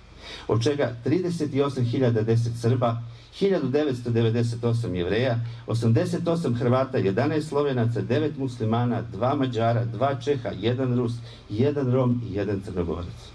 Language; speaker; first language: Croatian; native; Croatian